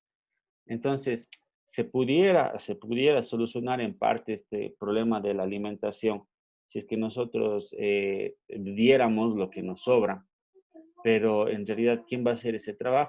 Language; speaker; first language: Spanish; native; Spanish